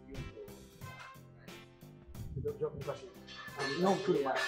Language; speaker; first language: Japanese; native; Japanese